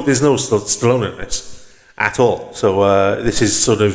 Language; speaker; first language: English; native; English